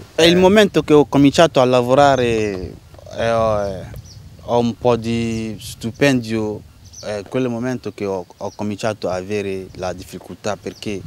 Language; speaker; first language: Italian; non-native, learner; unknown